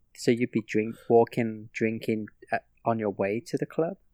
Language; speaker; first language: English; native; English